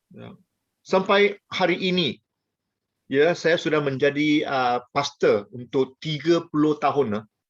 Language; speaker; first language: Malay; non-native, local second language; Chinese